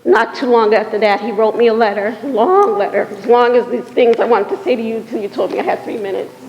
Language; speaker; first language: English; native; English